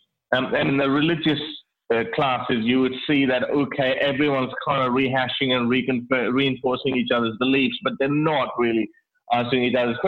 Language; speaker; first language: English; non-native, local second language; Urdu